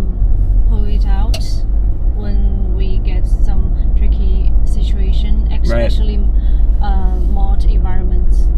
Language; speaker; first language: English; non-native, learner; Chinese